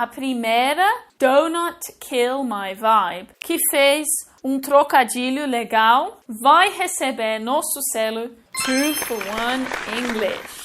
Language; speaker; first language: Portuguese; non-native, fluent; English